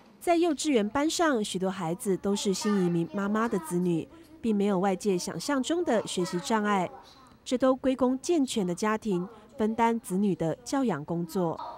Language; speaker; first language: Chinese; native; Chinese